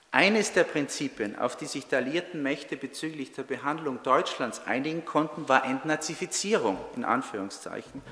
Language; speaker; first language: German; native; German